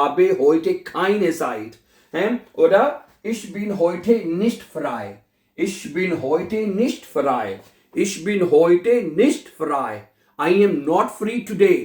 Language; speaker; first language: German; non-native, fluent; Urdu